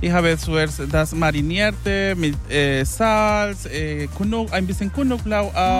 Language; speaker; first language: German; non-native, fluent; Spanish